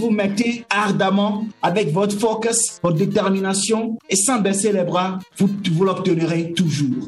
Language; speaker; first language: French; non-native, local second language; Ewe